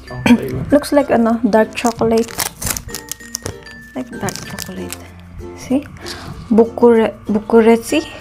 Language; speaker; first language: English; non-native, local second language; Filipino